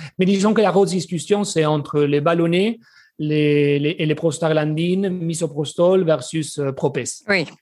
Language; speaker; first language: French; non-native, fluent; Spanish